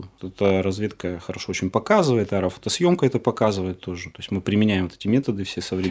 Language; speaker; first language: Russian; native; Russian